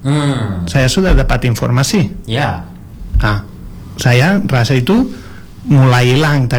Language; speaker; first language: Indonesian; non-native, learner; Spanish